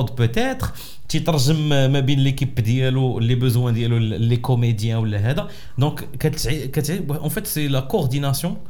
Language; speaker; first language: French; non-native, local second language; Arabic